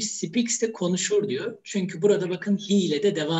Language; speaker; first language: Turkish; native; Turkish